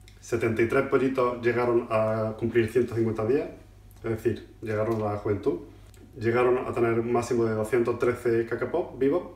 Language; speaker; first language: Spanish; native; Spanish